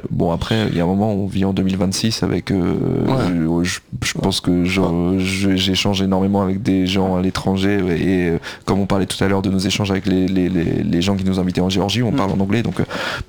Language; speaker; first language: French; native; French